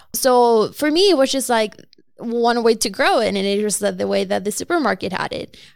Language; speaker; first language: English; non-native, fluent; Spanish